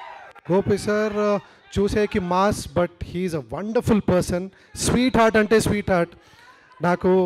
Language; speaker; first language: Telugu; non-native, learner; Kannada